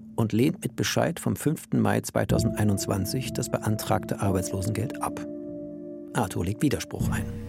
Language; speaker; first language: German; native; German